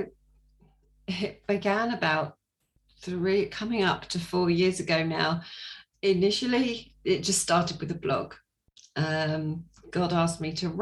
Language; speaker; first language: English; native; English